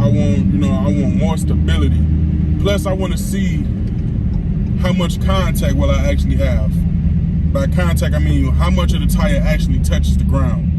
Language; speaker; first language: English; native; English